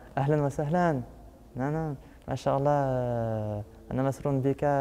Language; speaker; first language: Arabic; non-native, learner; French